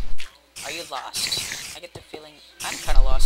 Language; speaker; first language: English; native; English